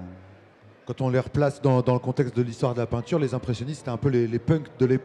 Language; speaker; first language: French; native; French